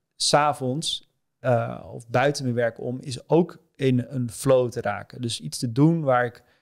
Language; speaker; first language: Dutch; native; Dutch